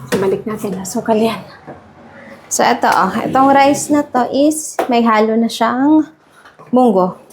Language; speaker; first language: Filipino; non-native, local second language; Iloko